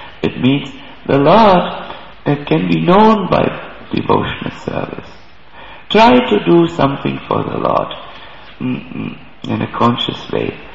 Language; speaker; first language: English; non-native, fluent; German